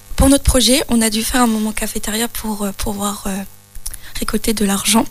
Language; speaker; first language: French; native; French